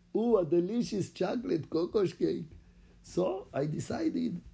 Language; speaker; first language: English; non-native, fluent; Hebrew